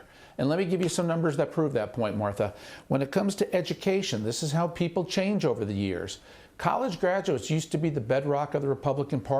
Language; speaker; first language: English; native; English